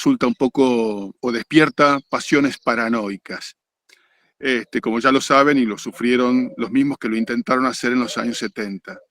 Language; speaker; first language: Spanish; native; Spanish